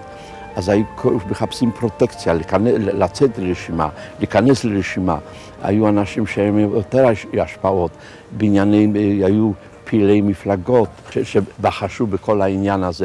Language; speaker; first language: Hebrew; non-native, fluent; Polish